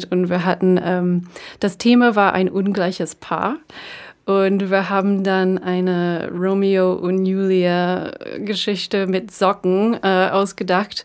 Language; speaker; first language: German; non-native, fluent; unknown